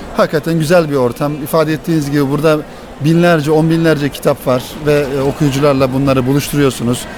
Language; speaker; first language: Turkish; native; Turkish